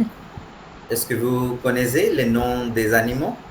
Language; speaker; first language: French; non-native, fluent; Hindi